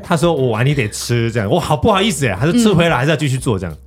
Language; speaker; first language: Chinese; non-native, fluent; Korean